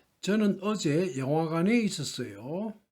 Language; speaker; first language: Korean; native; Korean